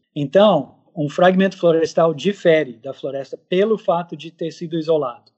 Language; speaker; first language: Portuguese; non-native, fluent; English